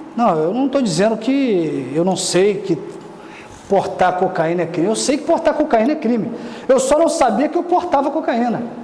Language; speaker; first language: Portuguese; native; Portuguese